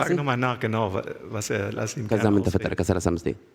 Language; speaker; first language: German; native; German